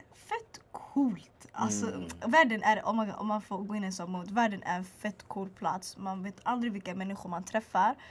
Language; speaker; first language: Swedish; early bilingual, other home language; Arabic